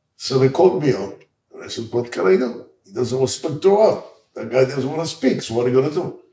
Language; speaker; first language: English; early bilingual, other home language; Hebrew